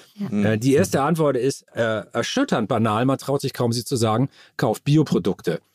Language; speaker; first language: German; native; German